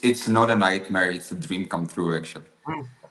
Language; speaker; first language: English; non-native, fluent; Czech